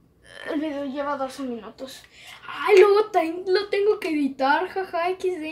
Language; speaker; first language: Spanish; native; Spanish